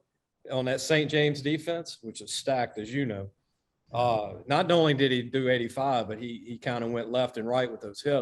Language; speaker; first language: English; native; English